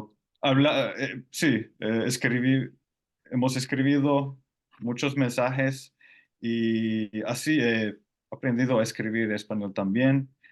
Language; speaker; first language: Spanish; non-native, fluent; Finnish